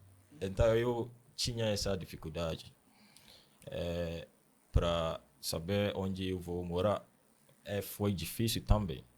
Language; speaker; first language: Portuguese; non-native, learner; Akan